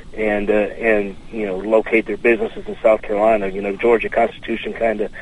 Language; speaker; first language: English; native; English